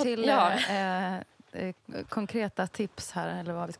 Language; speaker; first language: Swedish; native; Swedish